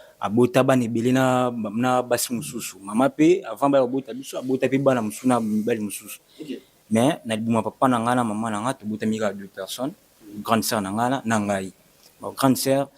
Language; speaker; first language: Lingala; non-native, local second language; Kongo